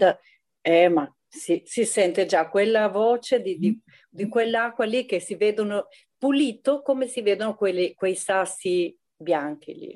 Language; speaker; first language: Italian; non-native, fluent; Albanian